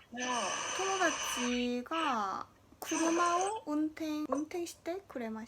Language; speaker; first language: Japanese; non-native, learner; Korean